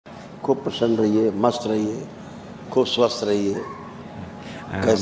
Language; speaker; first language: Hindi; native; Hindi